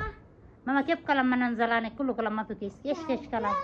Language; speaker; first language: Arabic; non-native, learner; Bangla